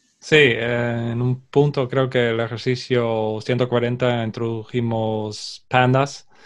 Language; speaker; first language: Spanish; non-native, fluent; Dutch